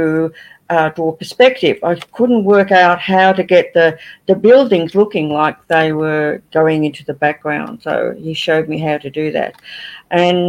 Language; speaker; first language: English; native; English